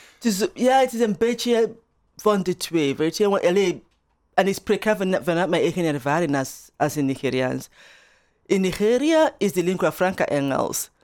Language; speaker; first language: Dutch; non-native, fluent; Igbo